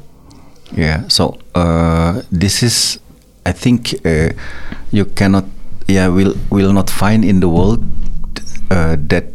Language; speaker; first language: English; non-native, learner; Indonesian